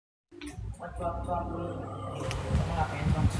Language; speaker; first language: Indonesian; native; Indonesian